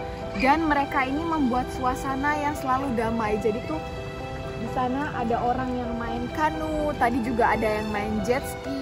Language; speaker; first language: Indonesian; native; Indonesian